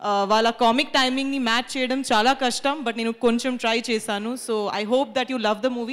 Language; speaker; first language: Telugu; non-native, fluent; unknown